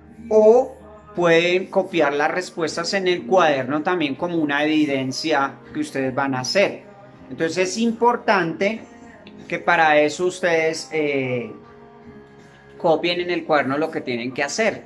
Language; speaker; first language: Spanish; native; Spanish